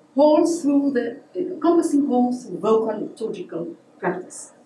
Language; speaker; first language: English; non-native, fluent; Hebrew